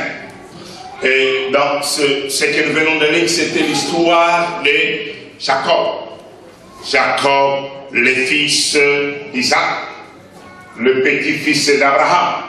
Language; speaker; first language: French; non-native, local second language; Lingala